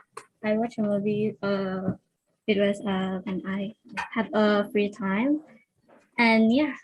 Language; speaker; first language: English; non-native, learner; Indonesian